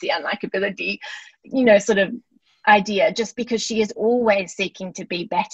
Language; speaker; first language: English; native; English